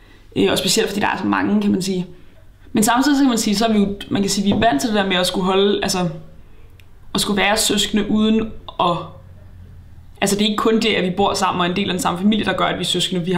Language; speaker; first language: Danish; native; Danish